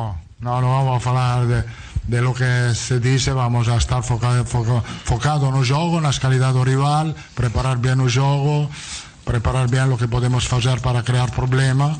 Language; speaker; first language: Portuguese; non-native, learner; Italian